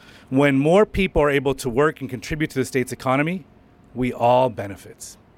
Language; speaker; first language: English; early bilingual, other home language; Spanish